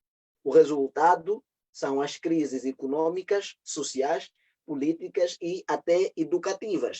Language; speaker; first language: Portuguese; native; Portuguese